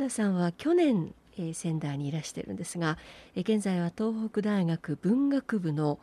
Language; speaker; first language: Japanese; native; Japanese